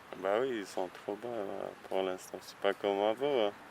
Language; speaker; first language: French; non-native, learner; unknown